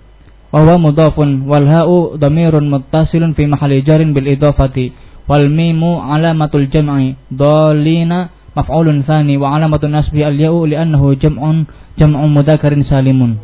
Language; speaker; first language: Arabic; non-native, learner; Indonesian